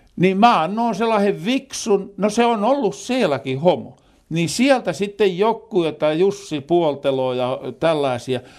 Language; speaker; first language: Finnish; native; Finnish